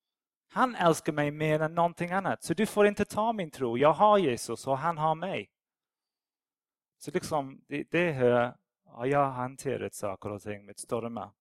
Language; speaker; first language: Swedish; non-native, fluent; English